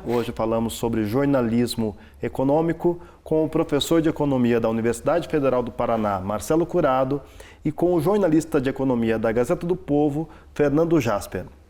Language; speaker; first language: Portuguese; native; Portuguese